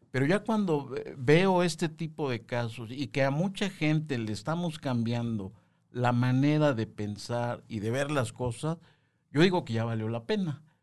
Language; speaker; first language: Spanish; native; Spanish